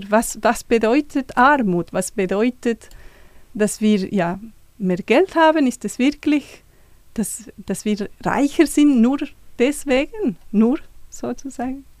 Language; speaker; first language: German; non-native, fluent; Spanish